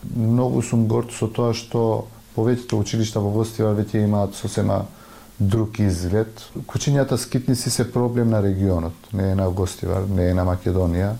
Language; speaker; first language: Macedonian; non-native, local second language; Albanian